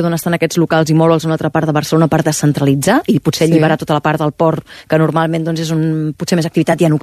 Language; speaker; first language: Catalan; native; Catalan